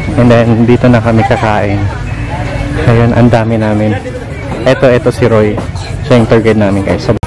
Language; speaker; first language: Filipino; native; Filipino